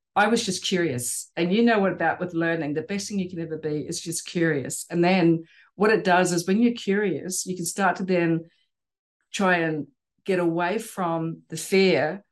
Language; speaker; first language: English; native; English